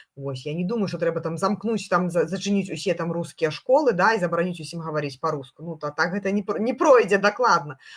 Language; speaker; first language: Belarusian; non-native, local second language; Russian